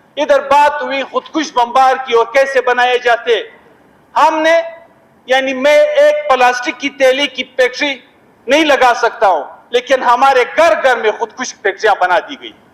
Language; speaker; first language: Urdu; non-native, local second language; Pashto